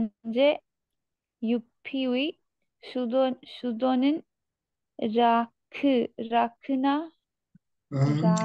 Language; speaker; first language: Korean; non-native, learner; Bangla